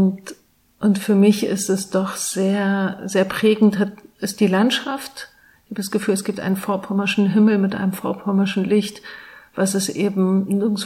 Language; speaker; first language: German; native; German